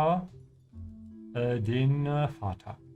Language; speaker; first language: German; non-native, fluent; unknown